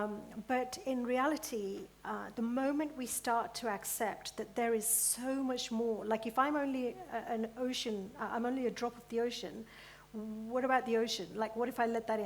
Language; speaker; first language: English; early bilingual, other home language; Gujarati